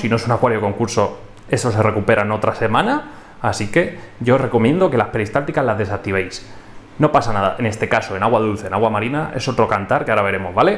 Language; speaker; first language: Spanish; native; Spanish